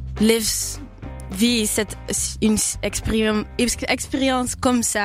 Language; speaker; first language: French; non-native, fluent; Dutch